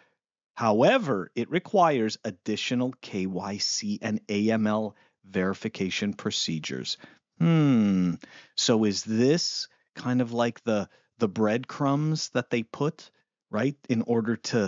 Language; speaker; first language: English; native; English